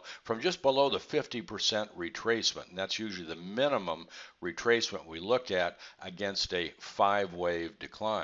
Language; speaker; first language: English; native; English